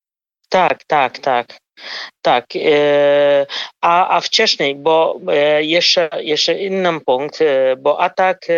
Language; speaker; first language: Polish; non-native, fluent; Kurdish